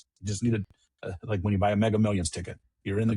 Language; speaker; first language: English; native; English